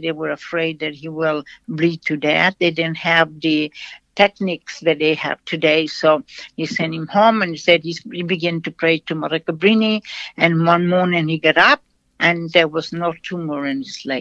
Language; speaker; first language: English; non-native, fluent; Portuguese